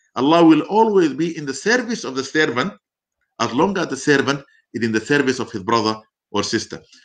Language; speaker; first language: English; non-native, fluent; Arabic